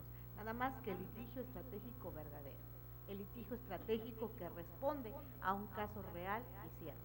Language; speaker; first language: Spanish; native; Spanish